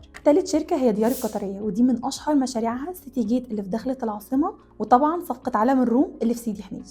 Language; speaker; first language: Arabic; native; Arabic